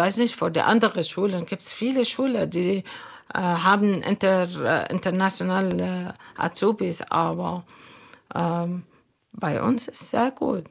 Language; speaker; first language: German; non-native, learner; Arabic